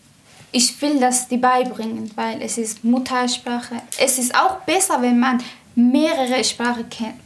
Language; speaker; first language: German; non-native, learner; Persian